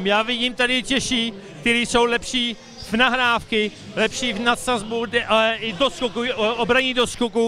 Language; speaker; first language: Czech; early bilingual, heritage; Czech